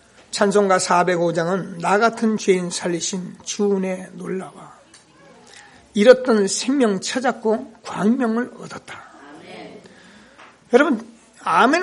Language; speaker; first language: Korean; native; Korean